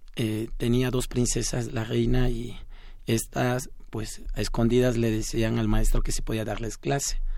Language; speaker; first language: Spanish; non-native, local second language; Zapotec